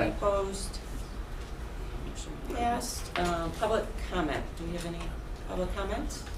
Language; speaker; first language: English; native; English